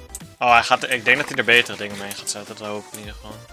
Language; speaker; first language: Dutch; native; Dutch